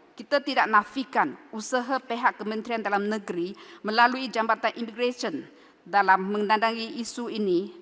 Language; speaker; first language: Malay; native; Malay